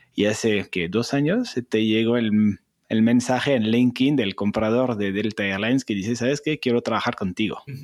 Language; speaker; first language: Spanish; non-native, fluent; French